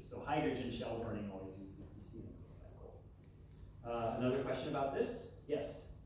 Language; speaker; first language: English; native; English